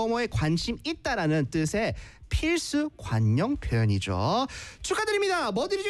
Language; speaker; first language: Korean; native; Korean